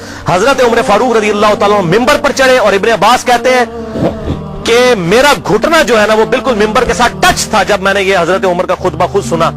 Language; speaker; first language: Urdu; non-native, local second language; Punjabi